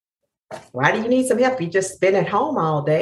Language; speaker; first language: English; native; English